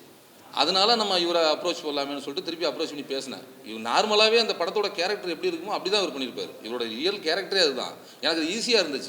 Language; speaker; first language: Tamil; native; Tamil